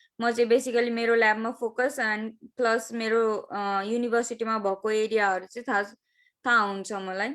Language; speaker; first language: Nepali; non-native, local second language; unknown